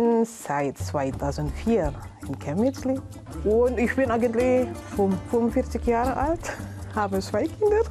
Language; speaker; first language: German; non-native, learner; Indonesian